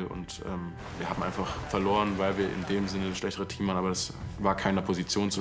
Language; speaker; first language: German; native; German